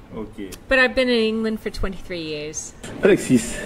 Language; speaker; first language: English; native; English